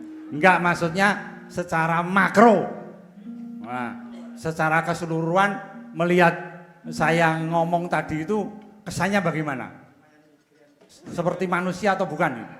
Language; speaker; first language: Indonesian; non-native, local second language; Javanese